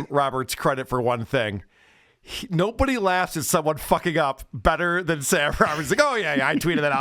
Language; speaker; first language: English; native; English